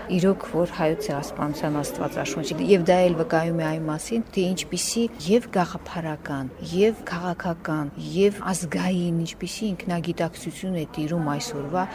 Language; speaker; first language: Armenian; native; Armenian